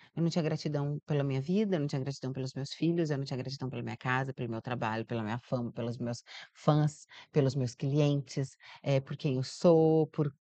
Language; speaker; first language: Portuguese; native; Portuguese